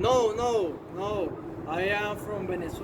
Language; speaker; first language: English; non-native, learner; Spanish